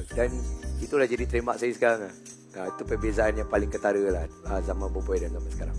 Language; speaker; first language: Malay; native; Malay